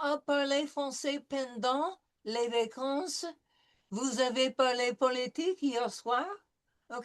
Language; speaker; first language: French; non-native, fluent; English